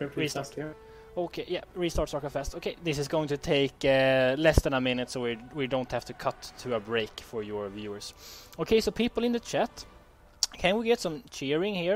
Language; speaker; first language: English; non-native, fluent; Swedish